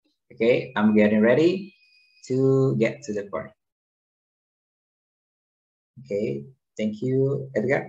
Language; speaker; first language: English; non-native, fluent; Spanish